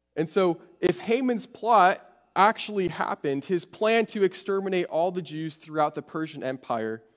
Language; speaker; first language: English; native; English